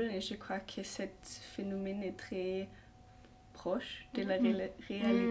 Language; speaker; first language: French; non-native, learner; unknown